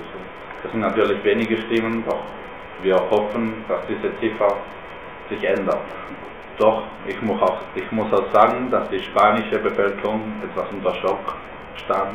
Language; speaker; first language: German; non-native, fluent; Spanish